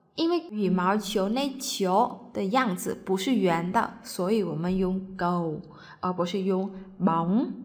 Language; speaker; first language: Chinese; non-native, fluent; Vietnamese